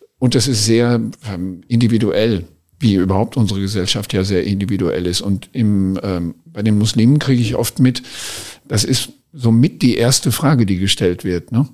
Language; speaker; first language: German; native; German